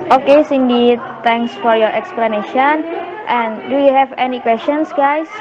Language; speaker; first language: English; non-native, learner; Indonesian